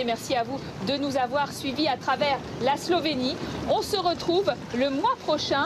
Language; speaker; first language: French; native; French